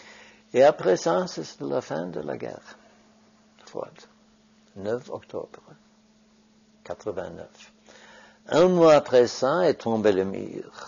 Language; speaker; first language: French; non-native, fluent; Norwegian